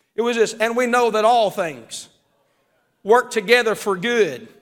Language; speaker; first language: English; native; English